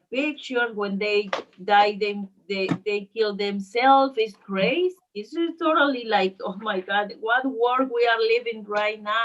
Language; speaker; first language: English; non-native, learner; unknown